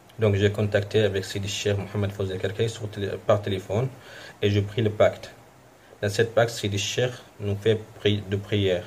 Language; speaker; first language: French; non-native, fluent; Arabic